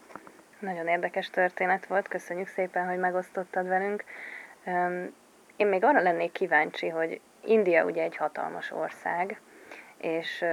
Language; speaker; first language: Hungarian; native; Hungarian